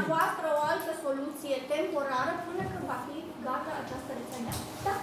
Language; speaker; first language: Romanian; native; Romanian